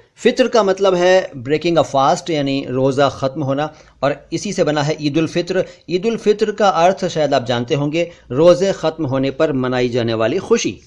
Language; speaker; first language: Hindi; native; Hindi